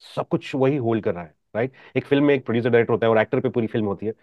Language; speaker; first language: Hindi; non-native, local second language; Marathi